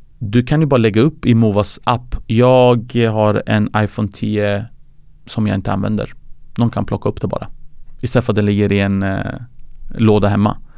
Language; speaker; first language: Swedish; early bilingual, other home language; Persian